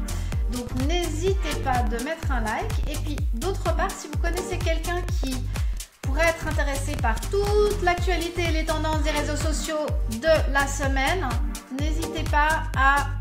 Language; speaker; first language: French; native; French